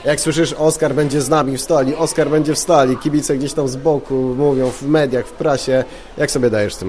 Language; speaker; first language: Polish; native; Polish